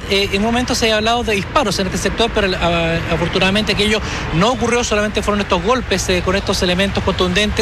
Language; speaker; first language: Spanish; native; Spanish